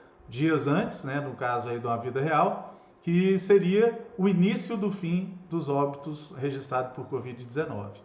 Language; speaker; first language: Portuguese; native; Portuguese